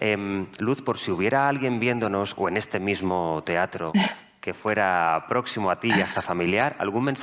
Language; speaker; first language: Spanish; native; Spanish